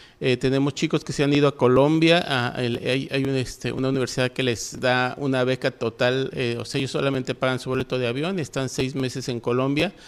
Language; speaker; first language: Spanish; native; Spanish